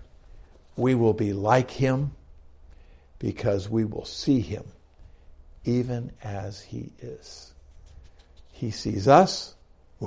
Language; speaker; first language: English; native; English